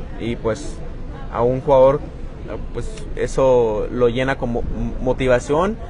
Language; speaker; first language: Spanish; early bilingual, heritage; Spanish